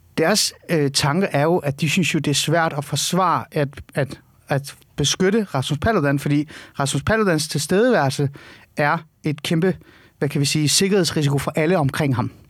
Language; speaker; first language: Danish; early bilingual, other home language; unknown